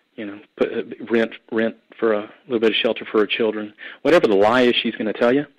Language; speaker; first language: English; native; English